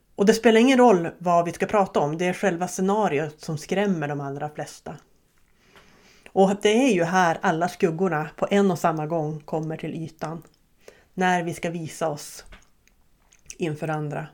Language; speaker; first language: Swedish; native; Swedish